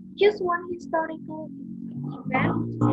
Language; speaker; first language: English; non-native, fluent; Indonesian